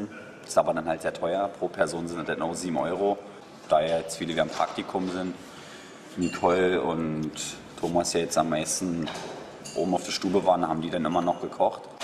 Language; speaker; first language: German; native; German